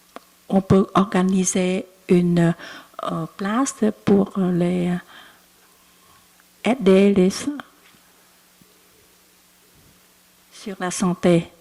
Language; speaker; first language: French; non-native, learner; Vietnamese